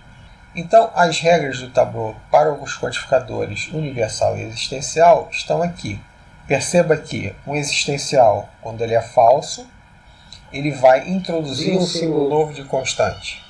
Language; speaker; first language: Portuguese; native; Portuguese